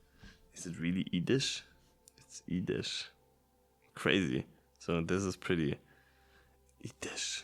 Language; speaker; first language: English; non-native, fluent; German